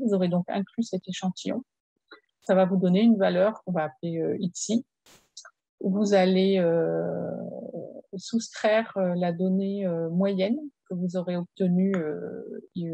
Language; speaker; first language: French; native; French